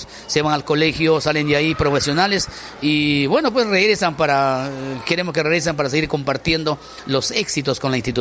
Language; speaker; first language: Spanish; native; Spanish